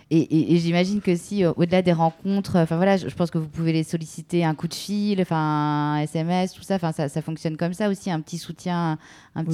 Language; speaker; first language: French; native; French